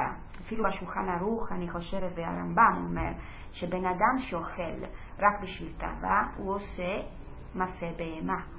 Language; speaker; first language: Hebrew; non-native, fluent; Italian